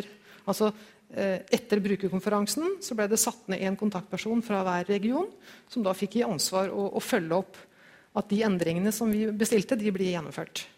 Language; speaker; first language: Norwegian; native; Norwegian